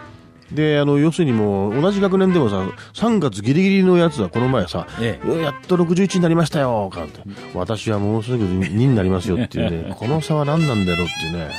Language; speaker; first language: Japanese; native; Japanese